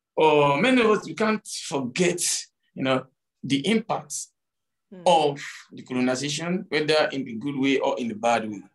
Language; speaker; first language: English; non-native, local second language; Yoruba